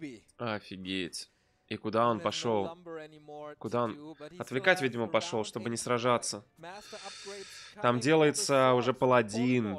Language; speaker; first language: Russian; native; Russian